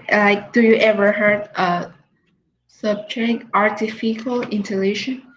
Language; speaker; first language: English; non-native, learner; Vietnamese